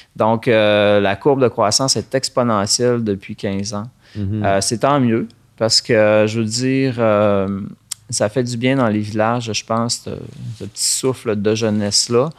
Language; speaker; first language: French; native; French